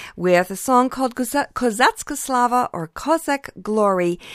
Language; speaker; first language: English; early bilingual, other home language; Ukrainian